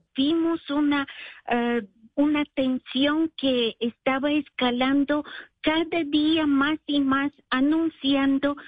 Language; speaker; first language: Spanish; non-native, fluent; Bulgarian